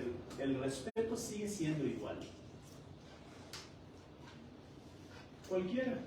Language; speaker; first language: Spanish; non-native, fluent; Persian